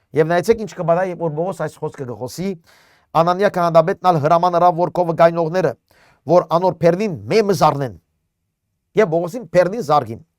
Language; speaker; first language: Armenian; native; Armenian